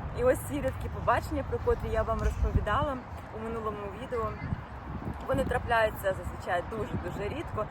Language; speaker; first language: Ukrainian; non-native, local second language; Russian